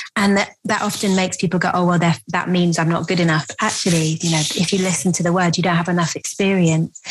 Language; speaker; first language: English; native; English